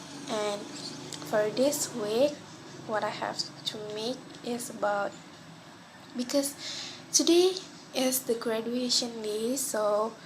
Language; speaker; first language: English; non-native, local second language; Malay